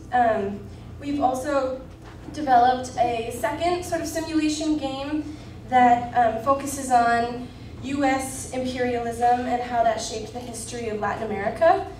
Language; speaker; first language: English; native; English